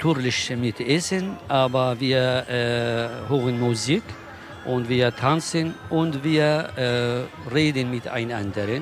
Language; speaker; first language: German; non-native, learner; Kurdish